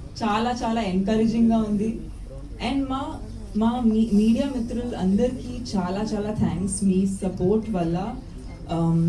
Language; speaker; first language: Telugu; non-native, local second language; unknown